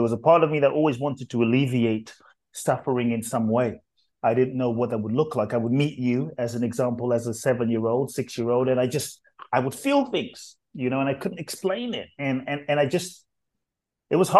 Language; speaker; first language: English; native; English